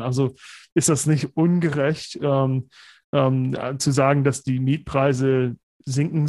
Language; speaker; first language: German; non-native, fluent; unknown